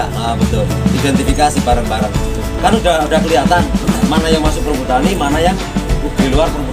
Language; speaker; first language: Indonesian; native; Indonesian